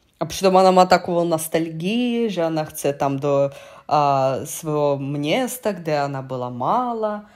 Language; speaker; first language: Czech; non-native, learner; Russian